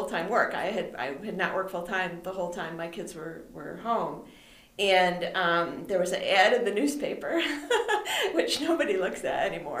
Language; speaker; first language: English; native; English